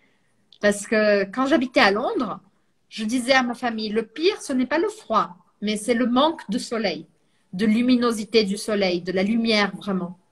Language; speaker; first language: French; non-native, fluent; Portuguese